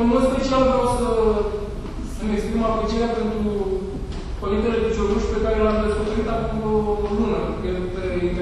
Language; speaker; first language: Romanian; native; Romanian